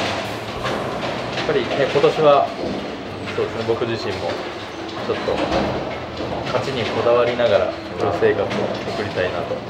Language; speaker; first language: Japanese; native; Japanese